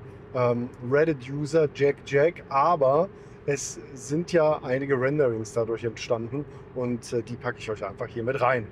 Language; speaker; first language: German; native; German